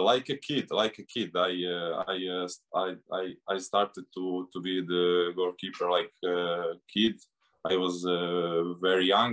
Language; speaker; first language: English; non-native, learner; Serbian